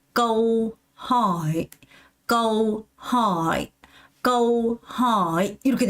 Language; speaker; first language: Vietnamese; non-native, fluent; Korean